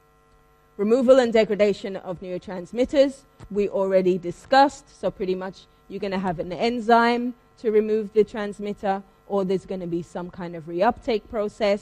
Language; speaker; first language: English; native; English